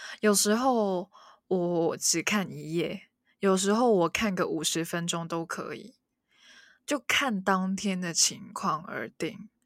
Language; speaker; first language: Chinese; non-native, local second language; Cantonese